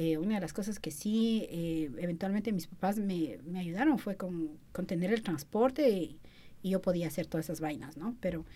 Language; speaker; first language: Spanish; early bilingual, other home language; English